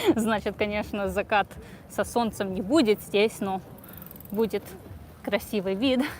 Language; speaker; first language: Russian; non-native, learner; English